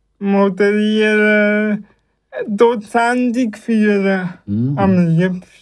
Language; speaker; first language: German; early bilingual, other home language; Italian